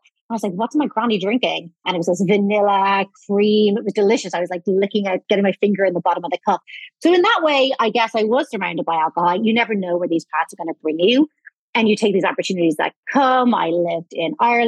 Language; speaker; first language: English; native; English